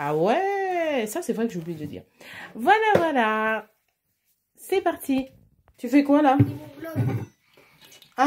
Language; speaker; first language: French; native; French